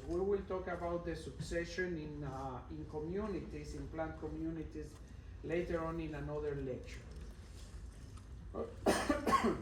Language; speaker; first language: English; non-native, fluent; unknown